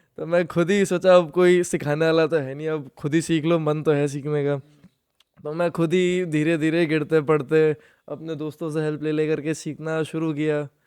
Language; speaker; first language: Hindi; native; Hindi